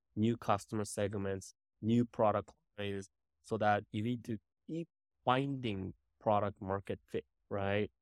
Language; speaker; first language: English; non-native, fluent; Japanese